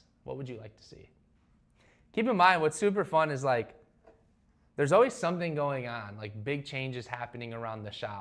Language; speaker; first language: English; native; English